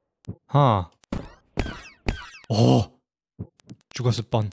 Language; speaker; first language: Korean; non-native, fluent; German